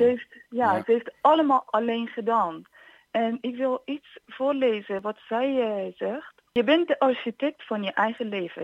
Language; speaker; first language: Dutch; non-native, fluent; Persian